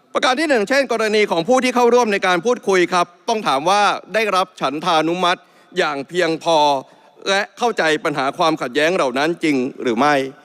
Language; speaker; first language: Thai; native; Thai